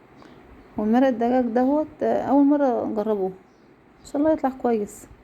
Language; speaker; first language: Arabic; native; Arabic